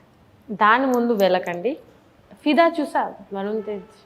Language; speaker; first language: Telugu; non-native, learner; Bangla